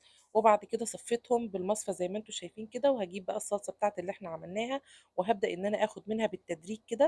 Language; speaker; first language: Arabic; native; Arabic